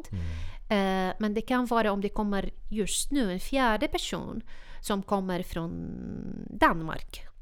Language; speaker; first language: Swedish; non-native, fluent; Arabic